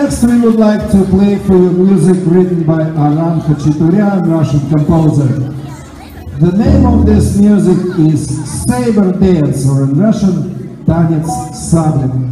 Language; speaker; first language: English; non-native, fluent; Russian